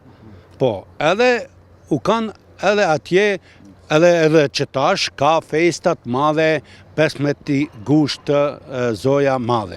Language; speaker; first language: Albanian; non-native, local second language; Croatian